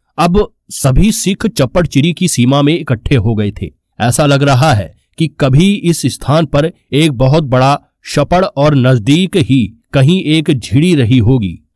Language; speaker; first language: Hindi; non-native, local second language; Punjabi